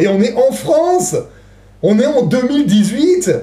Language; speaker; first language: French; native; French